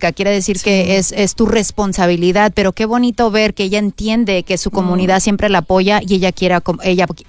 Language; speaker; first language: Spanish; early bilingual, heritage; Spanish